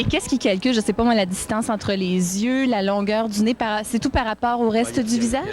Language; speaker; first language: French; native; French